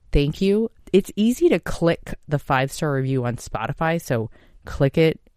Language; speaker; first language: English; native; English